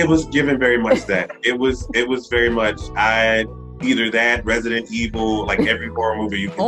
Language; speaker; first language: English; native; English